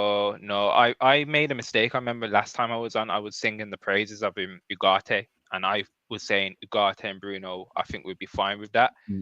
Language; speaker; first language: English; native; English